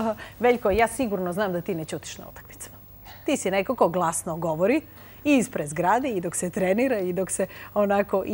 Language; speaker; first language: Serbian; native; Serbian